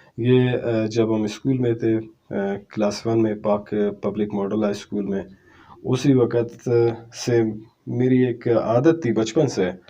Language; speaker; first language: Urdu; non-native, local second language; Brahui